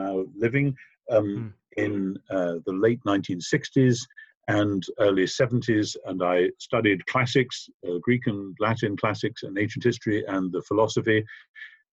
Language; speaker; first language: English; native; English